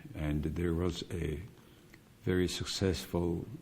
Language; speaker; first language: English; non-native, fluent; Mongolian